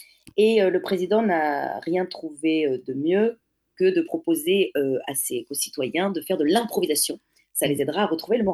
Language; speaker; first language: French; native; French